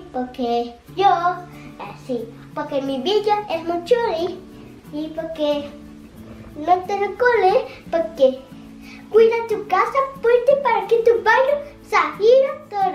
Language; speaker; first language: Spanish; early bilingual, other home language; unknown